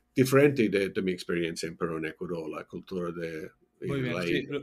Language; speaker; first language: Spanish; non-native, learner; English